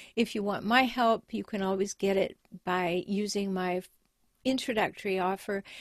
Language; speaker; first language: English; native; English